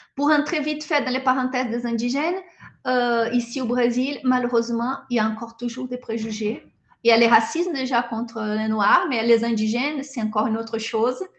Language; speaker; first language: French; non-native, fluent; Portuguese